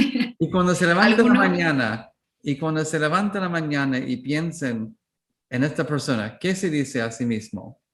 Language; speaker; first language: Spanish; non-native, learner; English